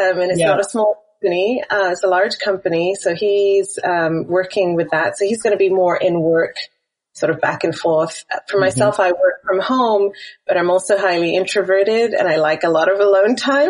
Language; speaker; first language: English; native; English